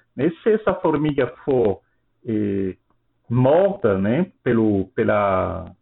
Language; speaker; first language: Portuguese; non-native, fluent; French